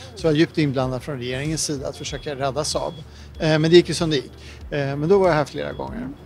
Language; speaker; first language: Swedish; native; Swedish